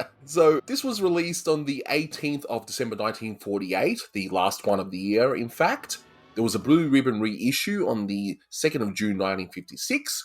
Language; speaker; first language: English; native; English